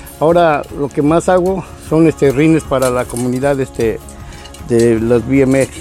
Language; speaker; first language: Spanish; native; Spanish